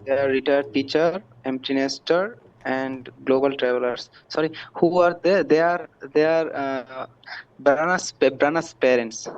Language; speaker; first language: English; non-native, learner; Bangla